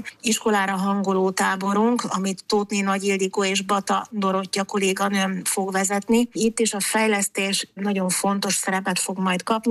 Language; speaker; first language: Hungarian; native; Hungarian